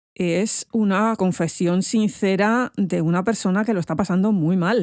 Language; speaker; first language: Spanish; native; Spanish